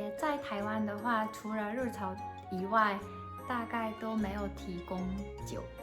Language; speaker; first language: Chinese; non-native, fluent; Japanese